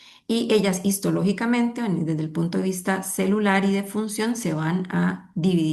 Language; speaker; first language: Spanish; native; Spanish